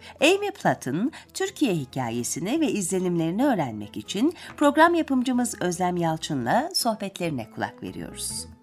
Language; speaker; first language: Turkish; native; Turkish